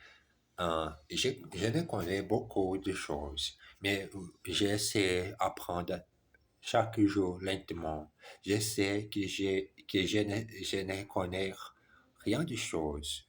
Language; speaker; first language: French; non-native, learner; German